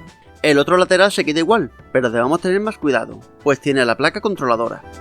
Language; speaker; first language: Spanish; native; Spanish